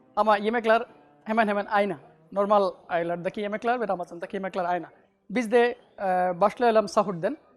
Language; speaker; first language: Turkish; non-native, learner; Bangla